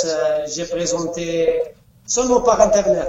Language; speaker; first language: French; non-native, learner; Arabic